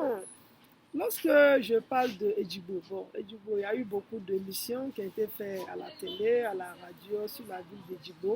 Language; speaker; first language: French; non-native, fluent; Yoruba